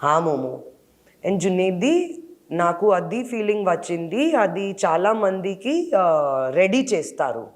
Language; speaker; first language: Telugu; non-native, learner; Hindi